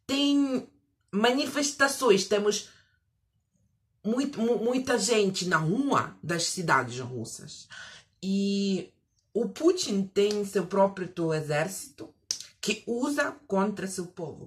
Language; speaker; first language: Portuguese; non-native, fluent; Russian